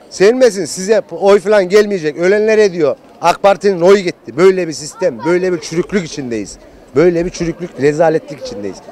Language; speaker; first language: Turkish; native; Turkish